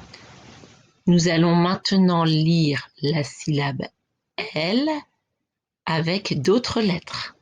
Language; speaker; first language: French; native; French